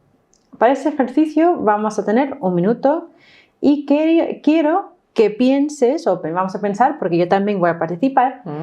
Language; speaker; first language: Spanish; non-native, fluent; English